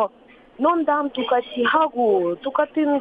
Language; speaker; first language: Korean; non-native, learner; Russian